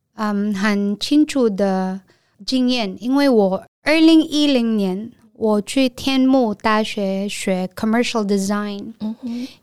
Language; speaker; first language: Chinese; non-native, learner; Filipino